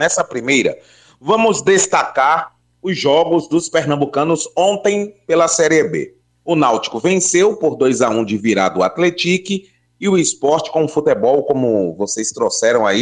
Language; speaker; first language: Portuguese; native; Portuguese